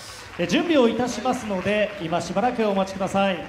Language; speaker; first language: Japanese; native; Japanese